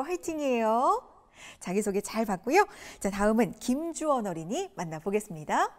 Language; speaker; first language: Korean; native; Korean